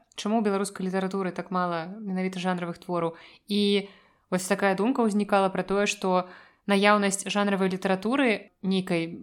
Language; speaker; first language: Belarusian; native; Belarusian